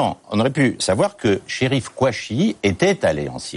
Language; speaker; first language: French; native; French